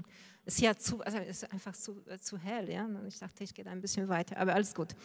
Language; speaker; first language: German; non-native, fluent; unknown